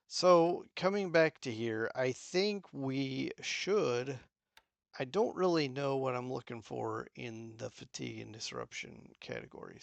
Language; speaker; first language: English; native; English